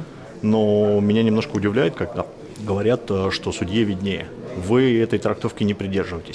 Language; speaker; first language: Russian; native; Russian